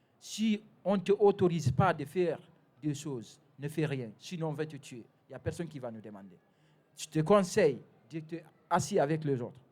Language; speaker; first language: French; non-native, fluent; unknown